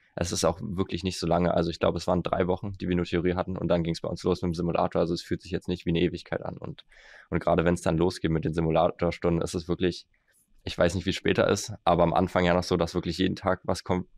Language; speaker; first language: German; native; German